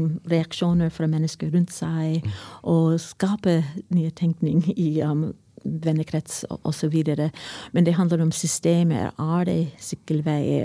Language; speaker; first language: Norwegian; non-native, fluent; English